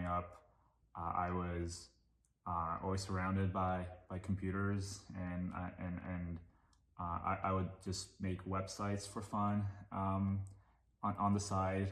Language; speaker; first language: English; non-native, local second language; Cantonese